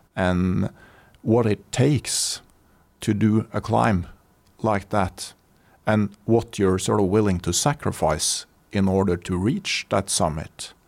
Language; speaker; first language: English; non-native, fluent; Norwegian